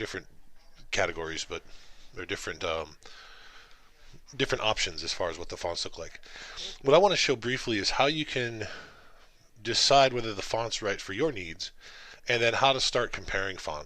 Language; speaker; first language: English; native; English